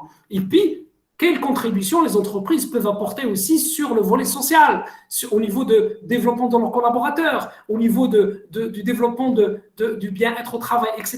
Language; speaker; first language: French; non-native, local second language; Arabic